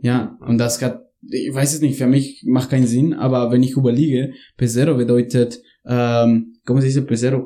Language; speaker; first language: German; non-native, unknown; Spanish